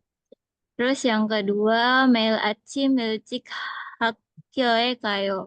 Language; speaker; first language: Korean; non-native, fluent; Indonesian